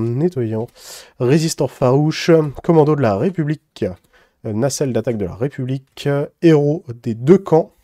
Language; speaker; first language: French; native; French